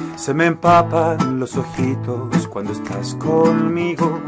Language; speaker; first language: Spanish; native; Spanish